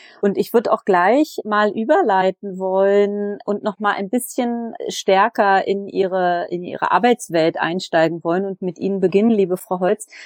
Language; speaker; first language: German; native; German